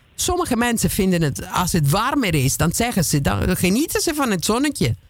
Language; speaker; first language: Dutch; non-native, fluent; Italian